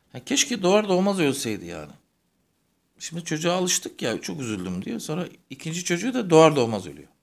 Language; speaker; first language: Turkish; native; Turkish